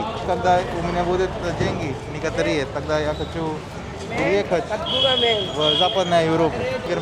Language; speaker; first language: Russian; non-native, learner; Hindi